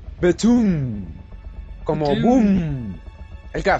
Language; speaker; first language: Spanish; native; Spanish